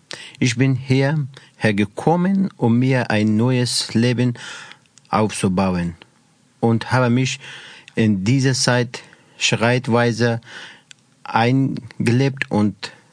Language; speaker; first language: German; non-native, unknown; Persian